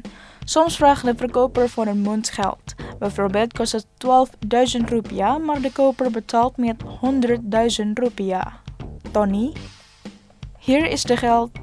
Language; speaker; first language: Dutch; non-native, learner; Indonesian